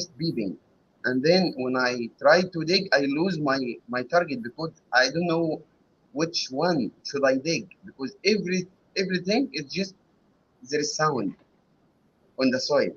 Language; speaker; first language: English; non-native, learner; Arabic